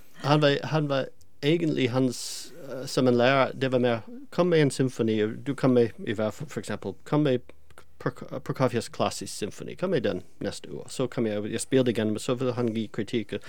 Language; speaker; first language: Danish; non-native, fluent; English